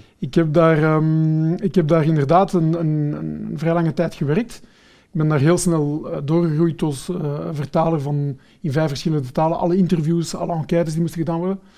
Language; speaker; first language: Dutch; early bilingual, other home language; Portuguese